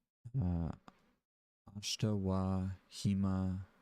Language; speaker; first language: Japanese; non-native, learner; English